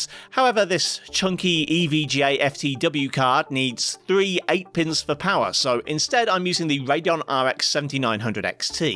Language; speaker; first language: English; native; English